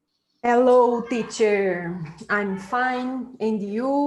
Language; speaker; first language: English; non-native, learner; Portuguese